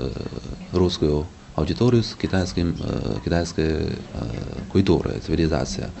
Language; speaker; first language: Russian; non-native, fluent; Chinese